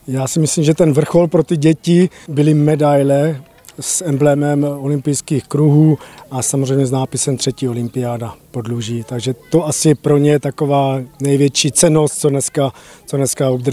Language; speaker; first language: Czech; native; Czech